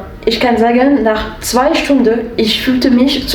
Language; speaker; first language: German; non-native, learner; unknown